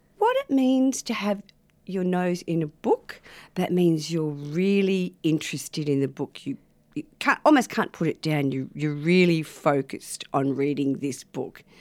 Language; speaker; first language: English; native; English